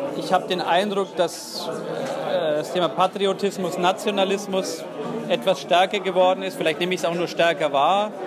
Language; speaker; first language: German; native; German